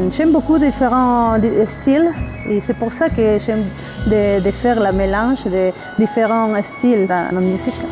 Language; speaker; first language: French; non-native, learner; Spanish